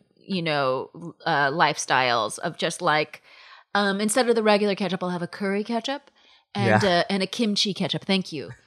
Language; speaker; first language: English; native; English